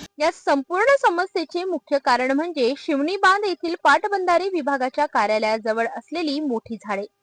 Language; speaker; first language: Marathi; native; Marathi